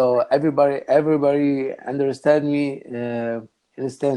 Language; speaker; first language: English; non-native, learner; Arabic